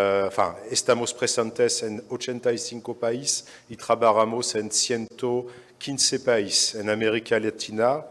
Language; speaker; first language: Spanish; non-native, fluent; French